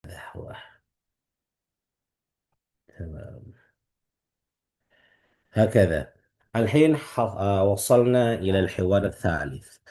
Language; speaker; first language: Arabic; non-native, fluent; Indonesian